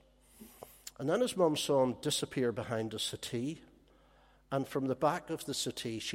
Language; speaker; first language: English; native; English